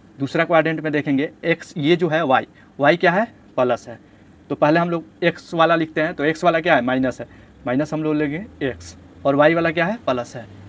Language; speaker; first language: Hindi; native; Hindi